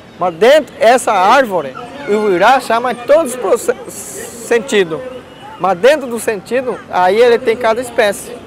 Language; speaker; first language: Portuguese; non-native, local second language; Guarani